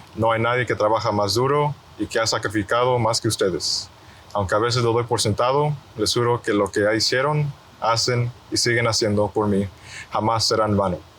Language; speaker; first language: Spanish; early bilingual, heritage; Spanish